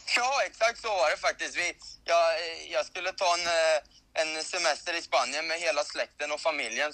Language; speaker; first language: Swedish; native; Swedish